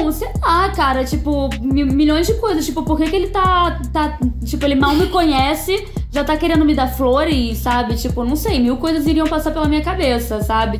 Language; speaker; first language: Portuguese; native; Portuguese